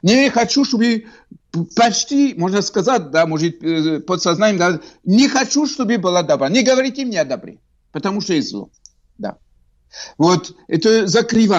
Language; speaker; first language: Russian; non-native, fluent; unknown